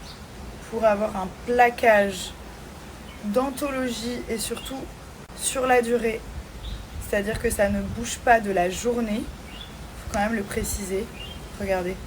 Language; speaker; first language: French; native; French